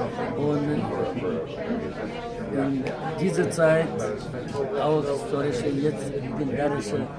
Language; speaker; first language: German; non-native, learner; Ukrainian